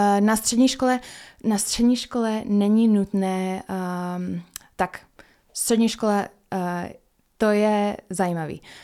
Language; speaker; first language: Czech; non-native, fluent; English